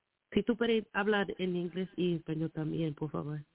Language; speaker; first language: Spanish; non-native, learner; English